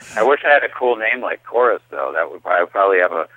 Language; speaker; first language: English; native; English